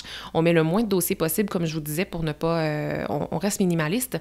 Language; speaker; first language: French; native; French